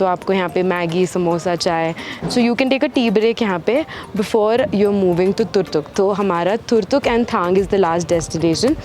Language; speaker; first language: Hindi; native; Hindi